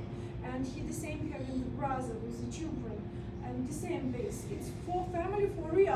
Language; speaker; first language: English; non-native, learner; Russian